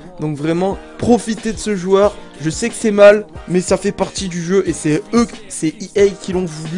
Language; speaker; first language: French; native; French